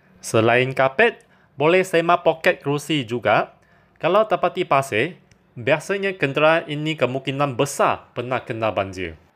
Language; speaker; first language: Malay; non-native, local second language; Chinese